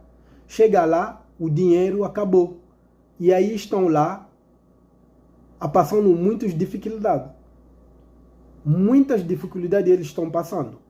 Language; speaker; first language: Portuguese; non-native, fluent; Lingala